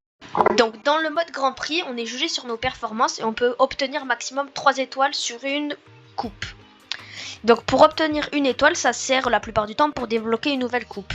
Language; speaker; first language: French; native; French